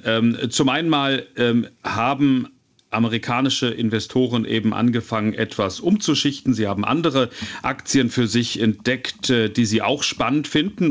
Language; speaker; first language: German; native; German